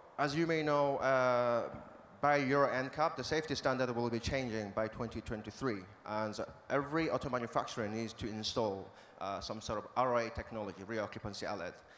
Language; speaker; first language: English; non-native, fluent; Korean